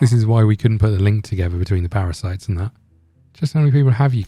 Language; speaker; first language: English; native; English